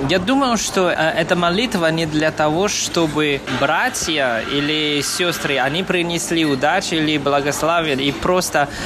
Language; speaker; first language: Russian; non-native, fluent; Chinese